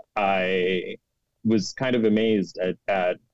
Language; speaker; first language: English; non-native, local second language; Urdu